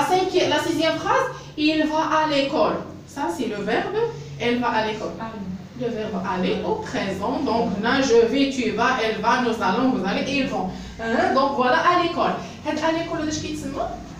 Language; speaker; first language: French; non-native, local second language; Arabic